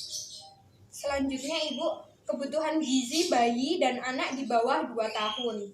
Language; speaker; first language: Indonesian; native; Indonesian